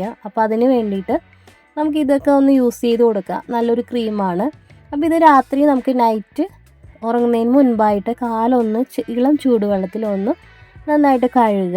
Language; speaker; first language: Malayalam; native; Malayalam